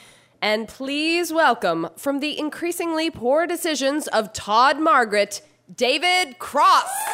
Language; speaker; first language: English; native; English